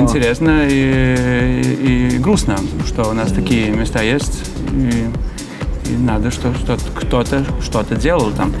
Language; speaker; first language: Russian; non-native, fluent; Lithuanian